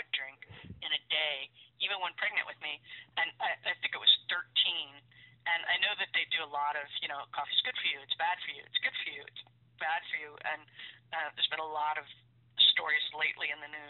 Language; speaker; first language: English; native; English